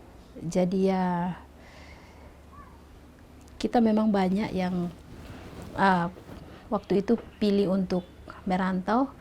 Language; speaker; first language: Indonesian; non-native, local second language; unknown